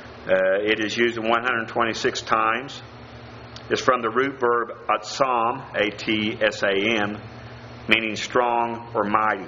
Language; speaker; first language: English; native; English